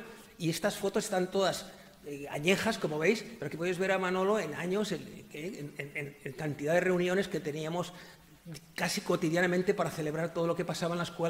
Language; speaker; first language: Spanish; native; Spanish